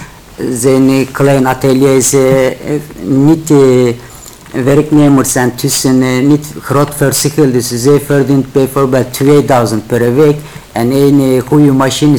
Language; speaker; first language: Dutch; non-native, learner; Turkish